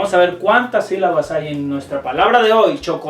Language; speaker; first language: Spanish; native; Spanish